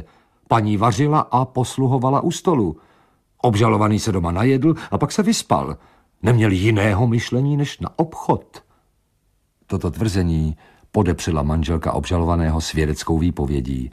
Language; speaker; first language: Czech; native; Czech